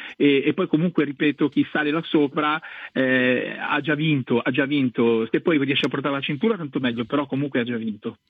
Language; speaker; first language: Italian; native; Italian